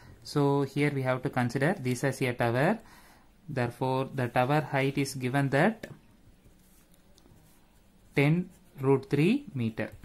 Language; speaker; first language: English; non-native, local second language; Tamil